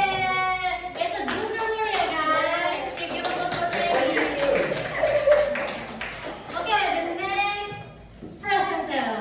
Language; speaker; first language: English; non-native, learner; Indonesian